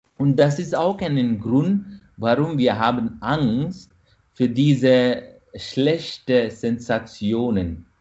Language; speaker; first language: German; non-native, fluent; Malayalam